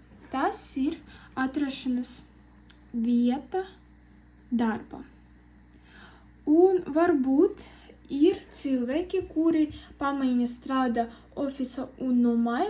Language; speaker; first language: Latvian; non-native, learner; Russian